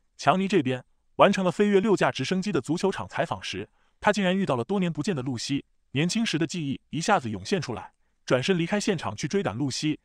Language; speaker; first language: Chinese; native; Chinese